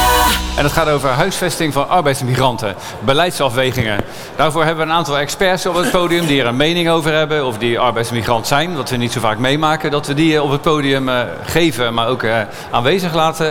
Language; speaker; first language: Dutch; native; Dutch